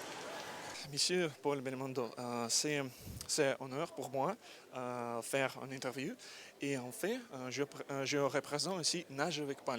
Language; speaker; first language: French; non-native, learner; Russian